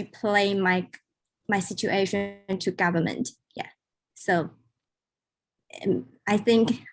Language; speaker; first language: English; non-native, learner; Chinese